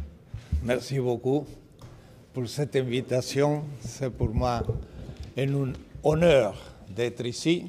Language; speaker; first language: French; non-native, fluent; Spanish